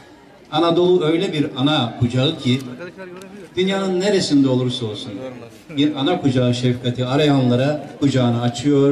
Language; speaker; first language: Turkish; native; Turkish